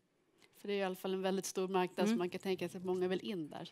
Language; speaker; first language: Swedish; native; Swedish